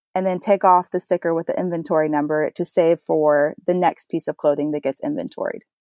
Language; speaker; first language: English; native; English